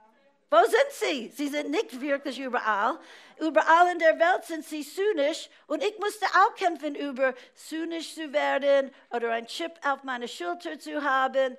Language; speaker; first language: German; non-native, fluent; English